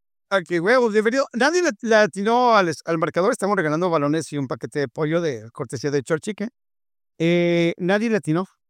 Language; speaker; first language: Spanish; native; Spanish